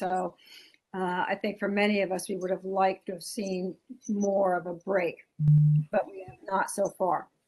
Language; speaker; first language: English; native; English